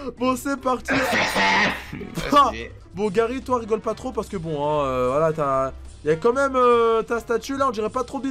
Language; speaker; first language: French; native; French